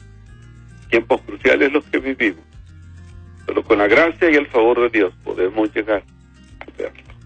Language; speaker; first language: Spanish; native; Spanish